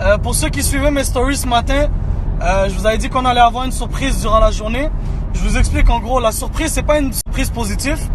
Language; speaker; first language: French; native; French